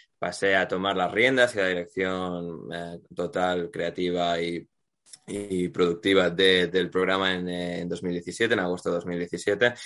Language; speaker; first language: Spanish; native; Spanish